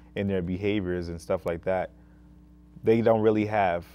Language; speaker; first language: English; native; English